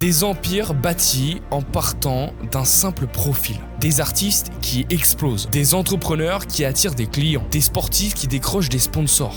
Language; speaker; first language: French; native; French